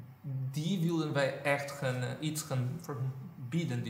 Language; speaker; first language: Dutch; non-native, fluent; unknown